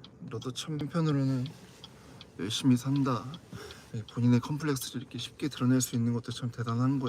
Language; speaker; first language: Korean; native; Korean